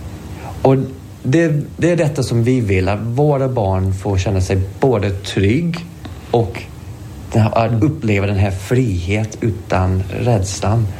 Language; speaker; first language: Swedish; non-native, fluent; English